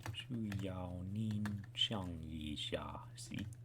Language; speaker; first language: Chinese; non-native, learner; English